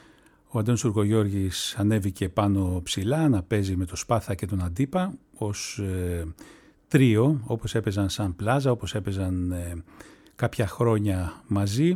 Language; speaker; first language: Greek; native; Greek